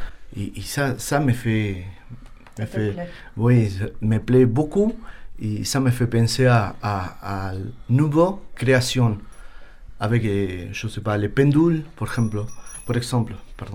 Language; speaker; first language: French; non-native, learner; Spanish